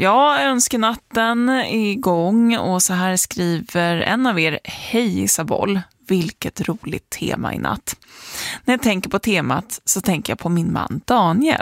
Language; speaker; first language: Swedish; native; Swedish